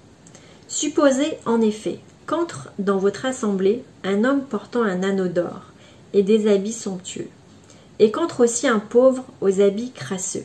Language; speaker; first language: French; native; French